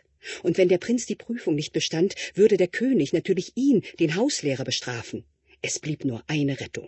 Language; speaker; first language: German; native; German